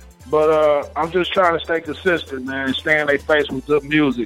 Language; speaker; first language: English; native; English